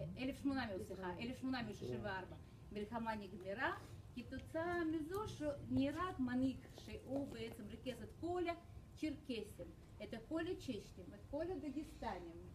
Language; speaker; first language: Hebrew; non-native, fluent; Russian